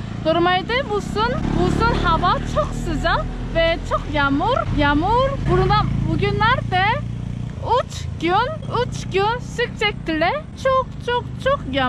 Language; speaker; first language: Turkish; non-native, learner; Nepali